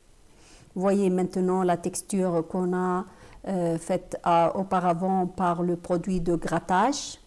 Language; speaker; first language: French; non-native, fluent; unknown